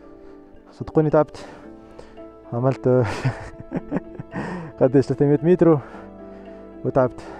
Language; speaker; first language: Arabic; native; Arabic